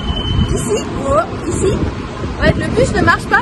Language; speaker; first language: French; native; French